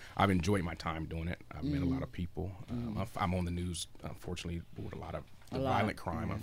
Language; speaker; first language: English; native; English